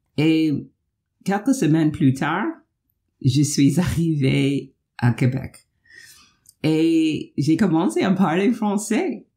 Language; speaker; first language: French; non-native, learner; English